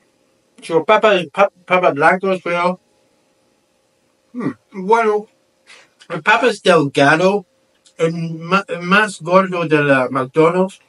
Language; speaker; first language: Spanish; non-native, learner; English